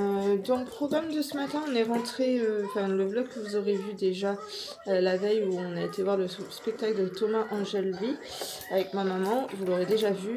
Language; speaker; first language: French; native; French